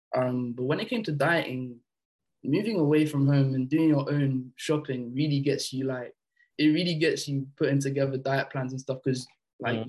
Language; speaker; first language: English; early bilingual, other home language; French